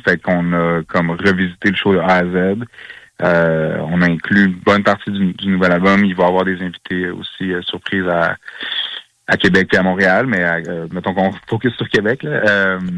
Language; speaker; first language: French; native; French